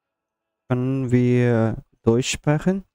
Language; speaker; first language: German; non-native, learner; Russian